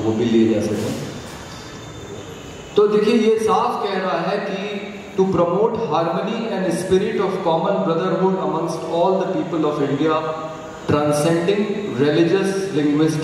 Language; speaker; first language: Hindi; native; Hindi